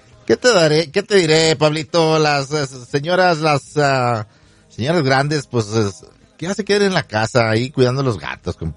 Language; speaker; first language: Spanish; native; Spanish